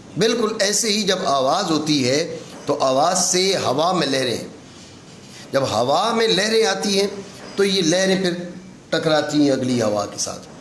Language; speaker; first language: Urdu; non-native, local second language; Punjabi